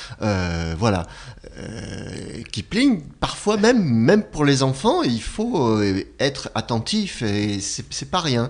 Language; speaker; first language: French; native; French